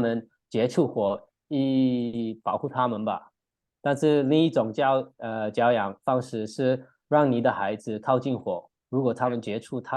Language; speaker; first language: Chinese; early bilingual, heritage; English